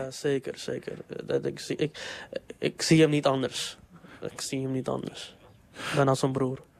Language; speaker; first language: Dutch; non-native, local second language; English